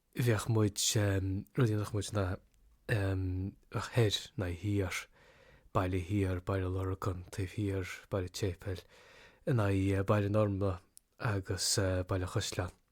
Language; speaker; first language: Irish; native; Irish